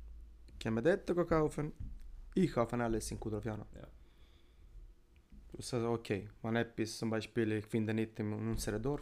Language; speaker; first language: German; non-native, learner; Italian